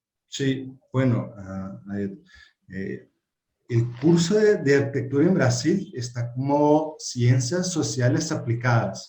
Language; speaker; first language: Spanish; non-native, fluent; Portuguese